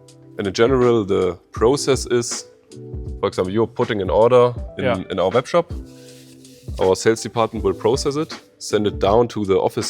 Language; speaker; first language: English; non-native, fluent; German